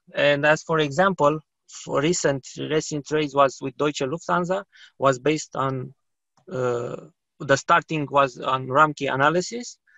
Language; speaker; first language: English; non-native, fluent; Romanian